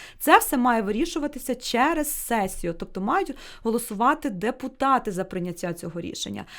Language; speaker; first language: Ukrainian; native; Ukrainian